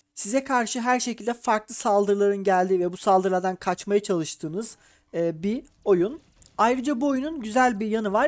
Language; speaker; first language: Turkish; native; Turkish